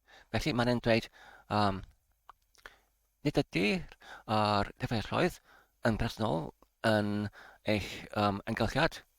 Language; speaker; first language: Welsh; non-native, learner; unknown